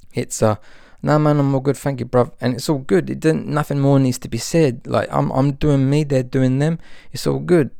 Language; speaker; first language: English; native; English